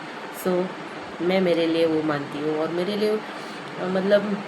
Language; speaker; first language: Hindi; non-native, local second language; Konkani